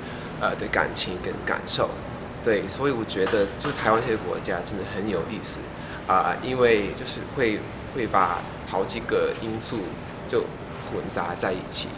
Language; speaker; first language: Chinese; non-native, fluent; English